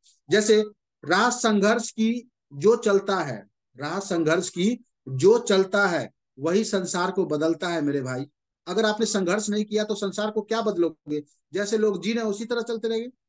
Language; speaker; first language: Hindi; native; Hindi